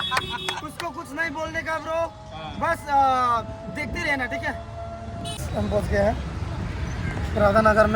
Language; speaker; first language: Hindi; non-native, local second language; Bangla